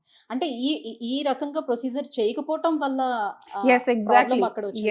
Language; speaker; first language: Telugu; native; Telugu